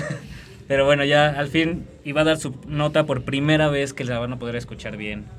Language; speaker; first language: Spanish; native; Spanish